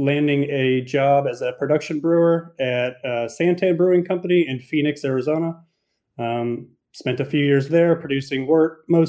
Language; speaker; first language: English; native; English